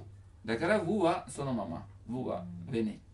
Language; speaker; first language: Japanese; non-native, learner; Italian